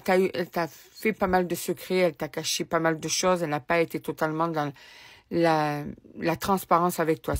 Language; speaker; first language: French; native; French